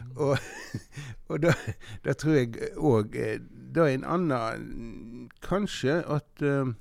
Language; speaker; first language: Norwegian; native; Norwegian